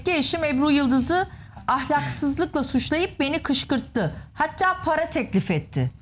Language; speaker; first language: Turkish; native; Turkish